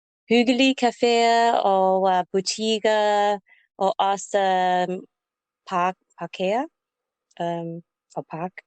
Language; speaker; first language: Danish; non-native, learner; English